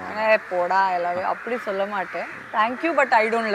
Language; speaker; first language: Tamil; non-native, fluent; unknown